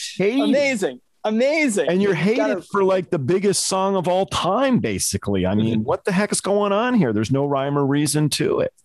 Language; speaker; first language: English; native; English